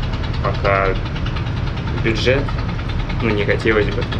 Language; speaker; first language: Russian; native; Russian